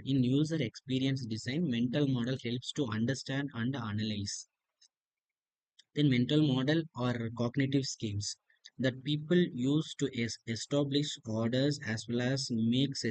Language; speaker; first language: English; non-native, local second language; Tamil